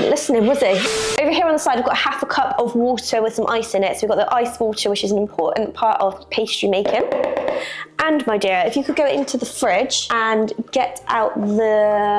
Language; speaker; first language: English; native; English